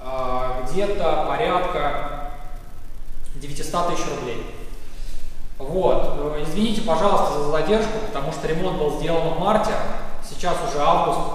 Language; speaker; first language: Russian; native; Russian